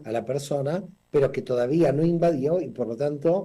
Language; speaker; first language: Spanish; native; Spanish